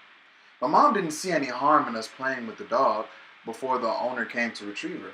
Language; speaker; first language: English; native; English